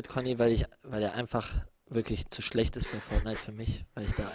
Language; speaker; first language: German; native; German